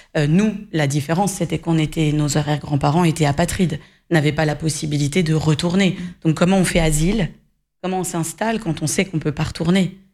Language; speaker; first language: French; native; French